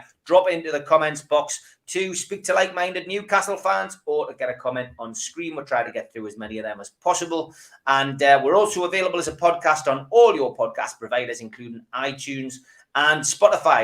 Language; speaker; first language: English; native; English